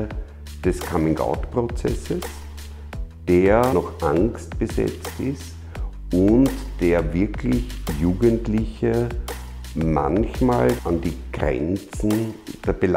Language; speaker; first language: German; native; German